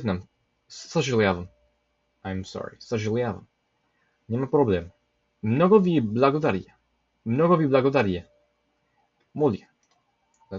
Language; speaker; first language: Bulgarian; non-native, learner; English